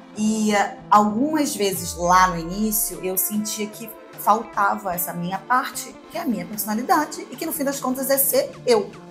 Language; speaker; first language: Portuguese; native; Portuguese